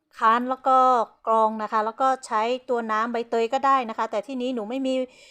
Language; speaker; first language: Thai; non-native, local second language; Hmong